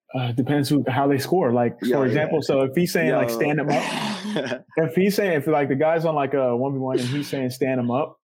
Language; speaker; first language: English; native; English